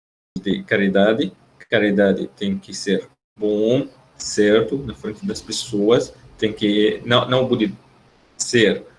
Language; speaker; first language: Portuguese; non-native, fluent; Arabic